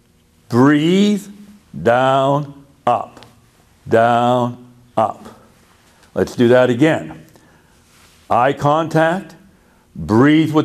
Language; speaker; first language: English; native; English